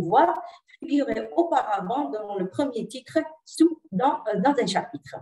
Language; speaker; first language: French; non-native, local second language; Arabic